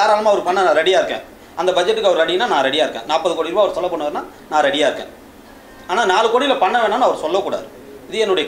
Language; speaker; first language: Tamil; native; Tamil